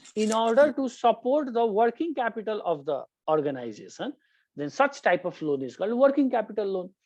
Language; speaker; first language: English; non-native, local second language; Nepali